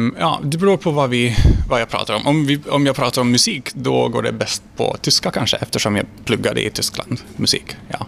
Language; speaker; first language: Swedish; non-native, fluent; Hungarian